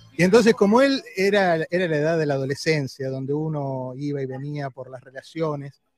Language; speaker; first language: Spanish; native; Spanish